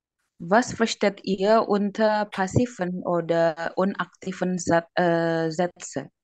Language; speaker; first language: German; non-native, fluent; Indonesian